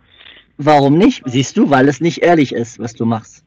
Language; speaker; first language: German; native; German